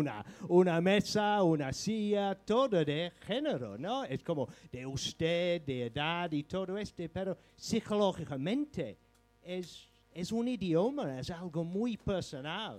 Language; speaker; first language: Spanish; non-native, fluent; English